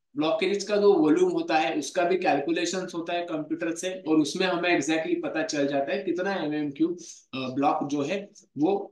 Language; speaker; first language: Hindi; non-native, local second language; Marathi